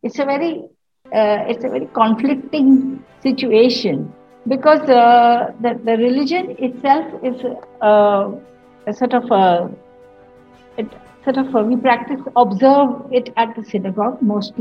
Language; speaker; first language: English; non-native, local second language; Marathi